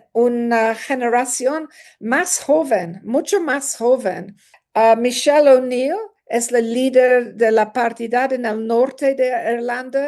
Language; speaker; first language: Spanish; non-native, learner; English